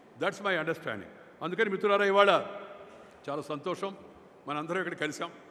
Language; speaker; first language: Telugu; native; Telugu